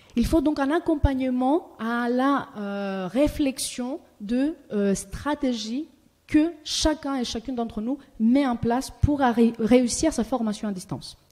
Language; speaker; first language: French; non-native, fluent; Greek